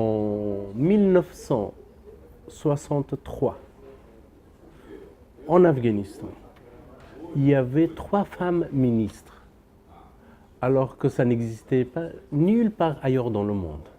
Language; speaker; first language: French; non-native, fluent; Persian